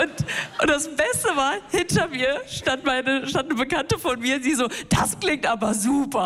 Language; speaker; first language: German; native; German